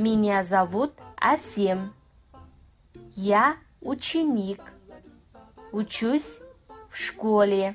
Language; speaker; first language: Russian; non-native, fluent; Kazakh